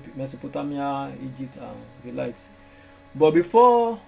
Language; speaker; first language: English; non-native, local second language; Yoruba